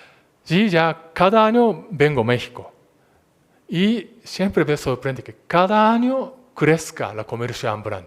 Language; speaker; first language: Spanish; non-native, fluent; Japanese